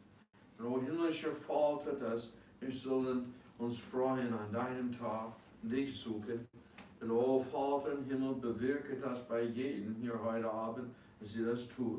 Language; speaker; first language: German; non-native, fluent; English